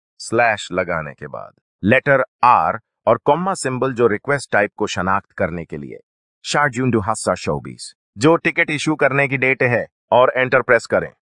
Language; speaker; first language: Urdu; native; Urdu